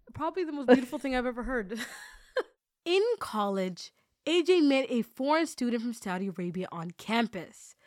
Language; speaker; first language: English; native; English